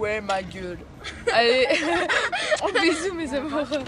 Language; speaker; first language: French; native; French